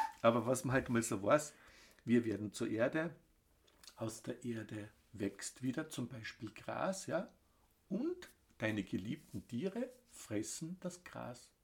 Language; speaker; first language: German; native; German